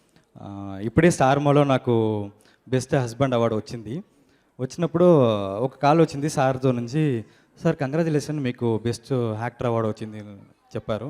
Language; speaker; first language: Telugu; non-native, learner; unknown